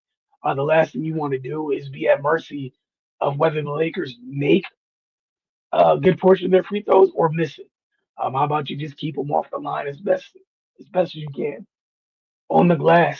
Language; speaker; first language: English; native; English